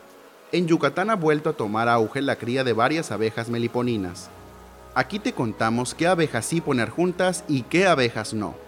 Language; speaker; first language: Spanish; native; Spanish